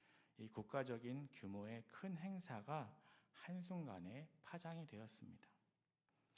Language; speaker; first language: Korean; native; Korean